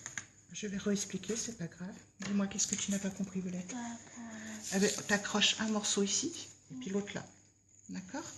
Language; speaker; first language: French; native; French